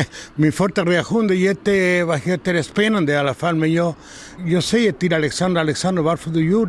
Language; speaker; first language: Swedish; non-native, fluent; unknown